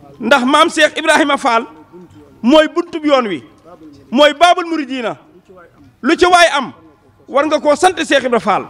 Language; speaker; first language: Wolof; native; Wolof